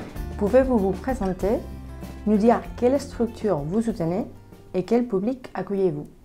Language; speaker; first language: French; native; French